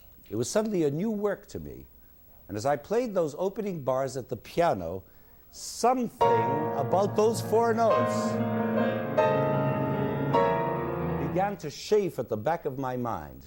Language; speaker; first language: English; native; English